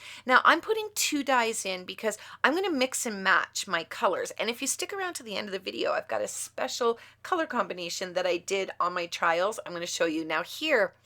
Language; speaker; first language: English; native; English